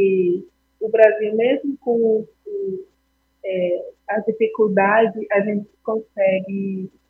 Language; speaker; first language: Portuguese; non-native, fluent; Spanish